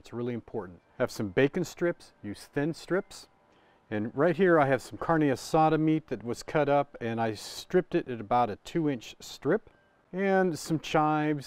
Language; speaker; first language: English; native; English